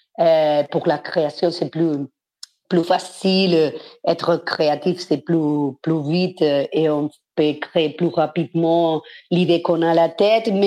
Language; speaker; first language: French; non-native, fluent; Spanish